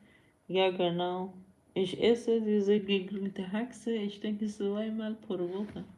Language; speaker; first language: German; non-native, learner; Persian